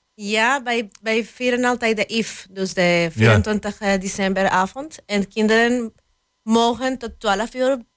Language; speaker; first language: Dutch; non-native, fluent; Spanish